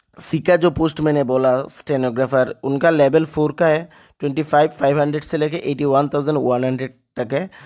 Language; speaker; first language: Hindi; non-native, local second language; Bangla